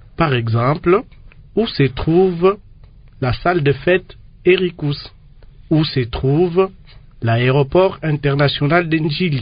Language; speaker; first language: French; non-native, local second language; Lingala